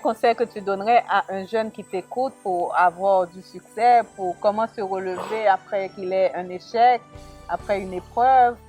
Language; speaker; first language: French; native; French